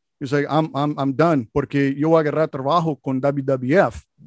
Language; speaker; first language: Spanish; non-native, learner; English